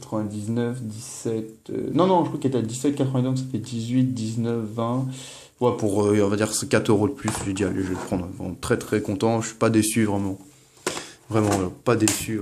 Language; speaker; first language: French; native; French